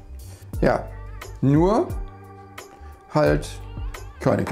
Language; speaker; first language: German; native; German